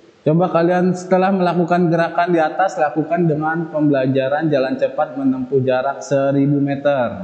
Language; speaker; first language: Indonesian; native; Indonesian